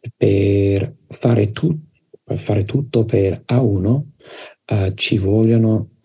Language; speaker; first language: Italian; non-native, fluent; English